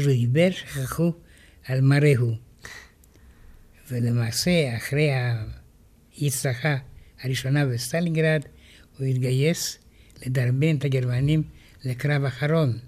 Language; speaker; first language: Hebrew; non-native, fluent; Romanian